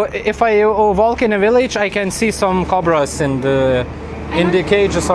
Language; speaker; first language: English; non-native, learner; Lithuanian